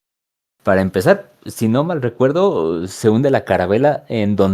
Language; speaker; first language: Spanish; native; Spanish